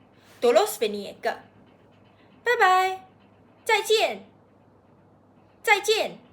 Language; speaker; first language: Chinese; non-native, fluent; Sinhala